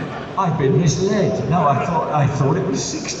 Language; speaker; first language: English; native; English